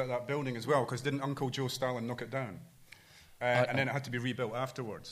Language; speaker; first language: English; native; English